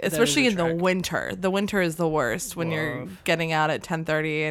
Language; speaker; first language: English; native; English